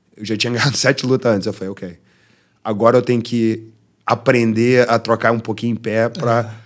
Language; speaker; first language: Portuguese; early bilingual, heritage; Portuguese